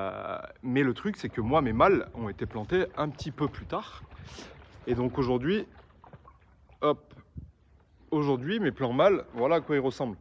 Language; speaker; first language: French; native; French